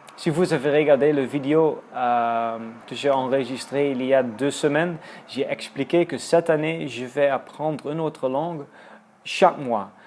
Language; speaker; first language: French; non-native, fluent; Dutch